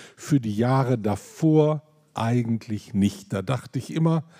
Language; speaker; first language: German; native; German